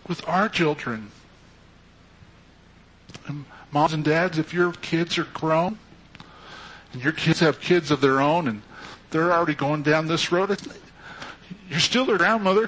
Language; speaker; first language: English; native; English